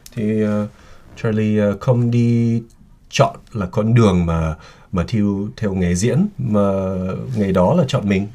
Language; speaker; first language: Vietnamese; non-native, fluent; English